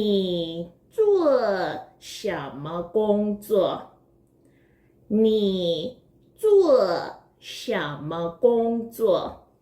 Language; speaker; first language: Chinese; non-native, fluent; Korean